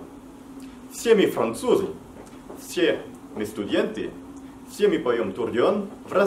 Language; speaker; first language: Russian; non-native, fluent; French